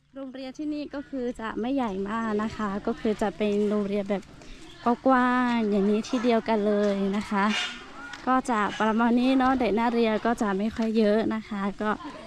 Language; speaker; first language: Thai; non-native, local second language; Lahu